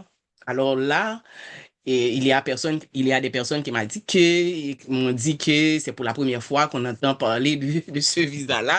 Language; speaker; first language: French; non-native, local second language; Haitian Creole